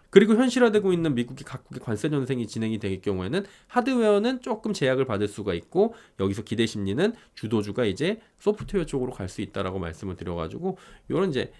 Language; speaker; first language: Korean; native; Korean